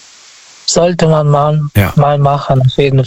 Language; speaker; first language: German; non-native, fluent; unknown